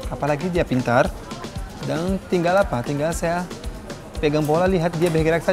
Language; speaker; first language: Indonesian; non-native, fluent; Portuguese